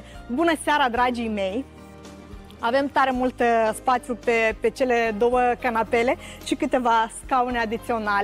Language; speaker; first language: Romanian; native; Romanian